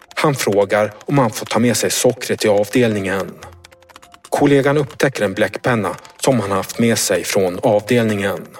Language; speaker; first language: Swedish; native; Swedish